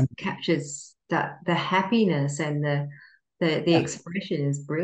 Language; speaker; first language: English; native; English